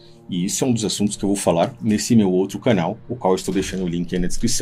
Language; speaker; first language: Portuguese; native; Portuguese